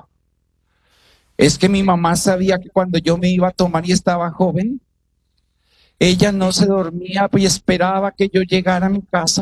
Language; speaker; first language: Spanish; native; Spanish